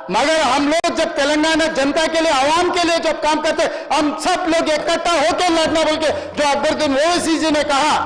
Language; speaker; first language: Hindi; non-native, local second language; Telugu